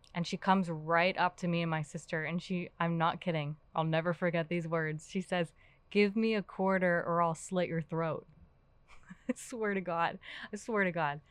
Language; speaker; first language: English; native; English